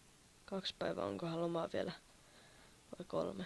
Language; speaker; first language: Finnish; native; Finnish